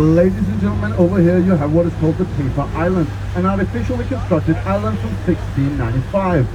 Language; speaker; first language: English; non-native, fluent; Danish